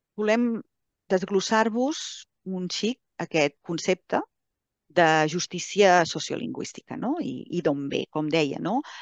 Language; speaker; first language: Catalan; native; Catalan